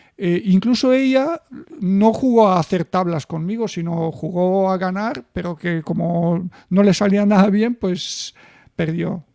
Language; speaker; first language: Spanish; non-native, fluent; Bulgarian